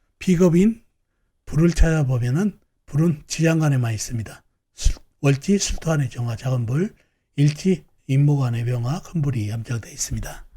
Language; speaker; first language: Korean; native; Korean